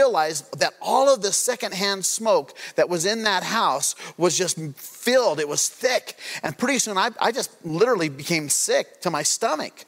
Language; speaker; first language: English; native; English